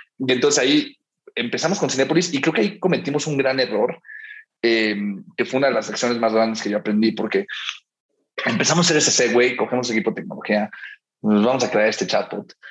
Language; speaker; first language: Spanish; early bilingual, heritage; Spanish